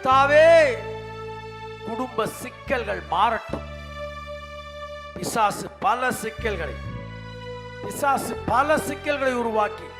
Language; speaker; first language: Tamil; native; Tamil